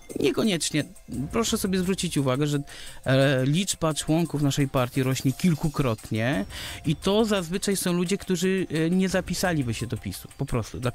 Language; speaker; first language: Polish; early bilingual, other home language; Armenian